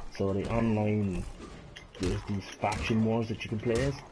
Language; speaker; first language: English; native; English